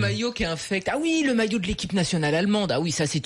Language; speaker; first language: French; native; French